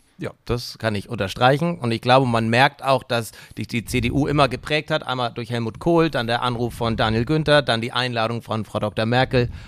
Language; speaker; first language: German; native; German